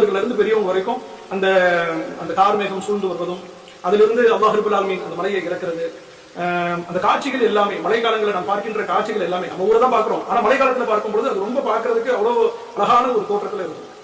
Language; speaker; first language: Tamil; native; Tamil